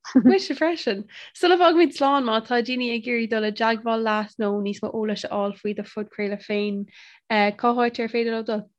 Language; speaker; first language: Irish; non-native, local second language; English